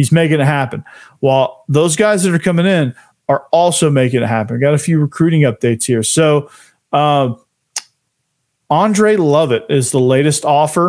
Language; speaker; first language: English; native; English